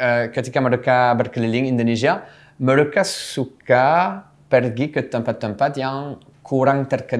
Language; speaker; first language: Indonesian; non-native, fluent; French